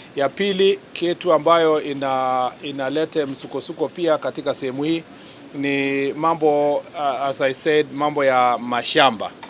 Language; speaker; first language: Swahili; non-native, local second language; Kalenjin